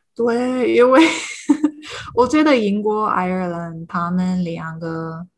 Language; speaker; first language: Chinese; non-native, fluent; English